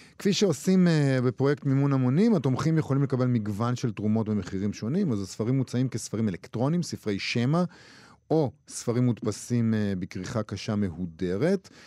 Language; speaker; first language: Hebrew; native; Hebrew